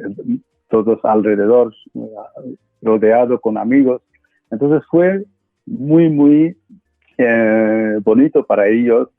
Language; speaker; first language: Spanish; non-native, fluent; Bangla